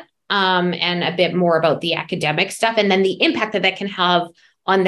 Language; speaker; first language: English; native; English